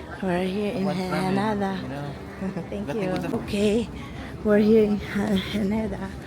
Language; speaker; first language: English; non-native, local second language; Filipino